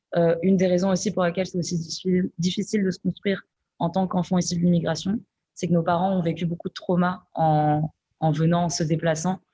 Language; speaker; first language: French; native; French